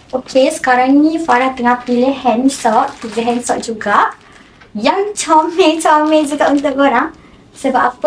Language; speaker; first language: Malay; native; Malay